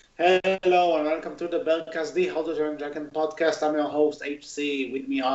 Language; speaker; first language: English; native; English